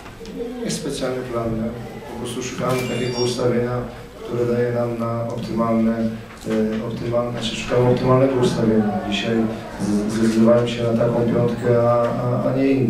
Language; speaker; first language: Polish; native; Polish